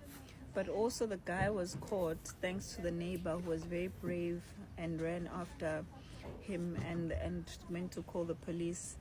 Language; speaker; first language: English; non-native, local second language; Zulu